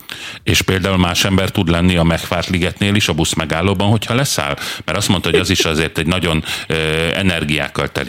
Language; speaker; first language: Hungarian; native; Hungarian